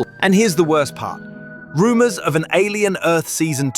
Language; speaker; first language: English; native; English